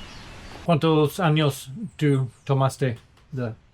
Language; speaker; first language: Spanish; non-native, learner; English